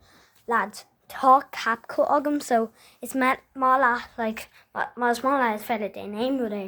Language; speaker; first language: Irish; non-native, local second language; English